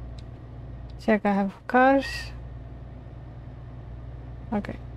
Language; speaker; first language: English; non-native, learner; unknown